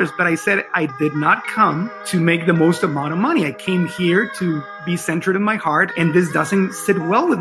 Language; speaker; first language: English; non-native, fluent; Spanish